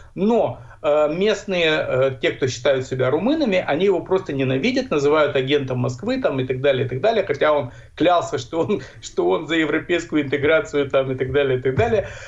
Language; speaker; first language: Russian; native; Russian